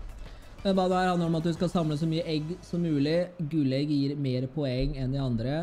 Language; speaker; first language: Norwegian; native; Norwegian